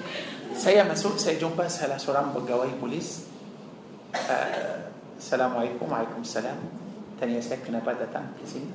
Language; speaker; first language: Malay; non-native, fluent; Arabic